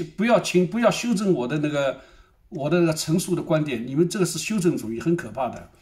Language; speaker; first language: Chinese; native; Chinese